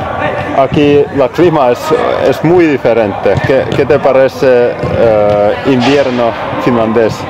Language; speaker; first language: Spanish; non-native, learner; Finnish